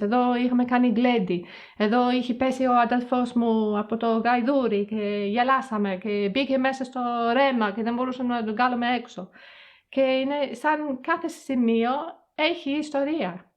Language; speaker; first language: Greek; non-native, fluent; English